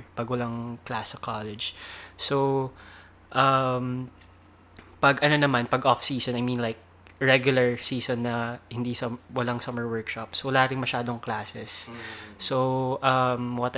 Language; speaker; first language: English; non-native, local second language; Cebuano